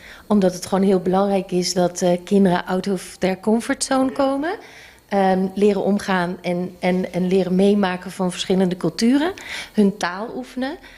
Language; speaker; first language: Dutch; non-native, local second language; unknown